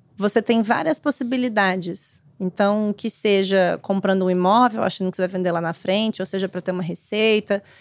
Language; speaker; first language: Portuguese; native; Portuguese